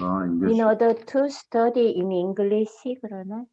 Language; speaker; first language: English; non-native, learner; Korean